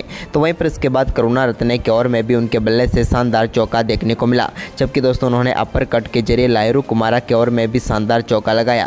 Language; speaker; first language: Hindi; native; Hindi